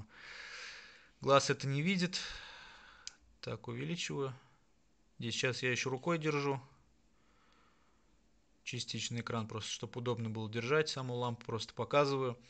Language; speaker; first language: Russian; native; Russian